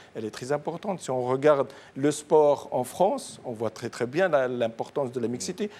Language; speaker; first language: French; non-native, local second language; Arabic